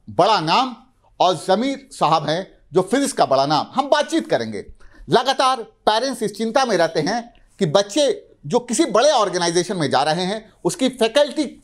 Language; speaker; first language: Hindi; native; Hindi